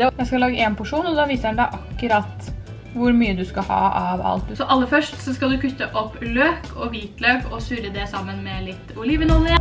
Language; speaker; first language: Norwegian; native; Norwegian